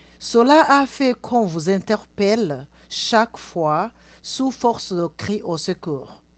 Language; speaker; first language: French; non-native, local second language; Rundi